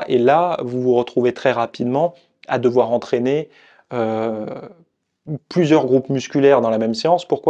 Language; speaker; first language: French; native; French